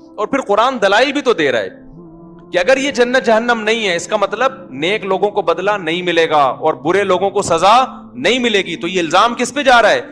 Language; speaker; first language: Urdu; native; Urdu